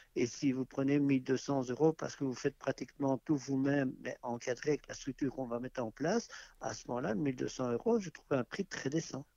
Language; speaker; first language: French; native; French